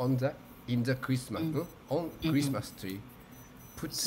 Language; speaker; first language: English; non-native, learner; Japanese